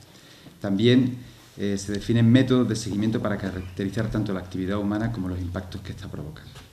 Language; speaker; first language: Spanish; native; Spanish